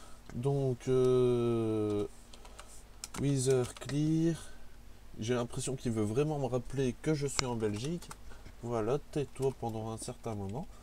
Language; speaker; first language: French; native; French